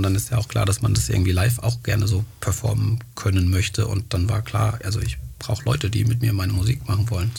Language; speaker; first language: German; early bilingual, other home language; Greek